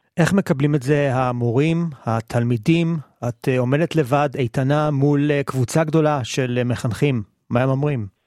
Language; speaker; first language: Hebrew; native; Hebrew